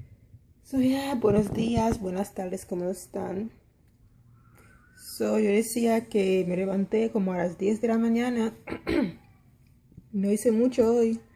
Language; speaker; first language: Spanish; non-native, fluent; Haitian Creole